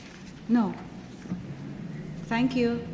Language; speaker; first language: English; native; English